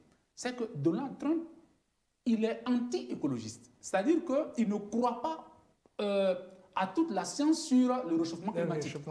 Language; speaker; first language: French; native; French